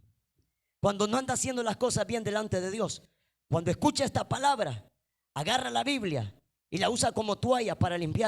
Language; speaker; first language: Spanish; native; Spanish